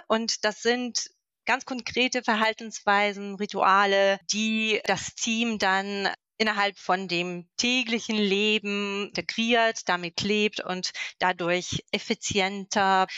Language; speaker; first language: German; non-native, fluent; Russian